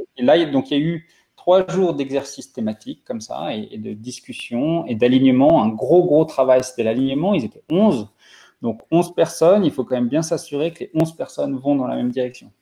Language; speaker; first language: French; native; French